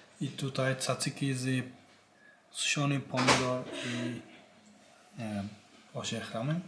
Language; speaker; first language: Polish; non-native, learner; Turkish